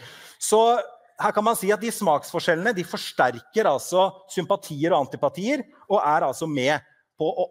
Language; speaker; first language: Norwegian; native; Norwegian